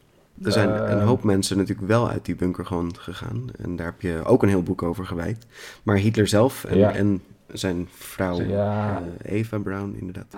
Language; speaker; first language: Dutch; native; Dutch